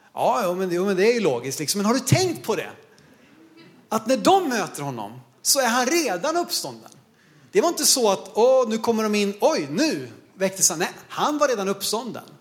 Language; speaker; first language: Swedish; native; Swedish